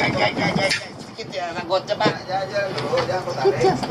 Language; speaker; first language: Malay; non-native, local second language; Chinese